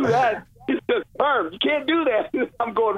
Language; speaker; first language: English; native; English